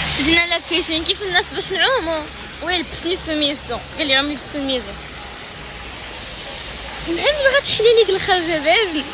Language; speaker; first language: Arabic; native; Arabic